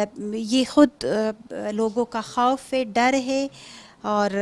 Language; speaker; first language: Hindi; non-native, fluent; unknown